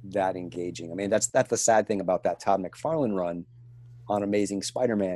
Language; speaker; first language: English; native; English